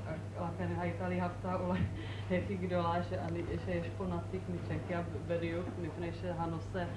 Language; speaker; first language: Hebrew; non-native, fluent; Czech